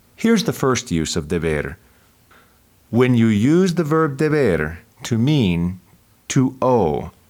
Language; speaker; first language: English; native; English